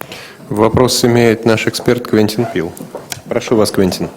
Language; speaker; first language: Russian; native; Russian